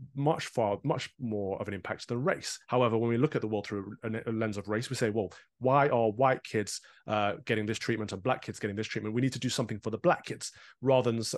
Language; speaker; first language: English; native; English